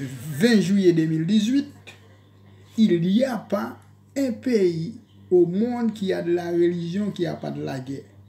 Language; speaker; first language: French; non-native, local second language; Haitian Creole